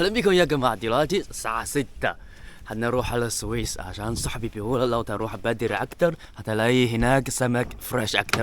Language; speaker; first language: Arabic; non-native, fluent; Chinese